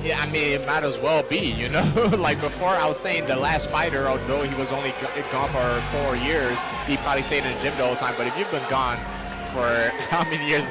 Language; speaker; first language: English; native; English